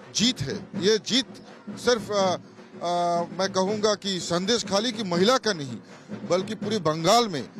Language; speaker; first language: Hindi; non-native, local second language; Bangla